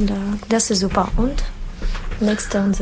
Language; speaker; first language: German; non-native, learner; Russian